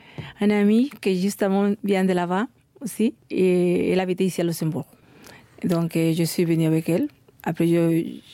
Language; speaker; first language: French; non-native, fluent; Spanish